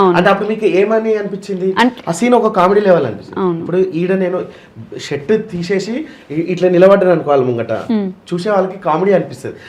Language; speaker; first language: Telugu; native; Telugu